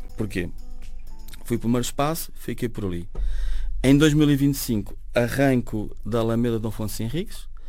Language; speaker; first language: Portuguese; native; Portuguese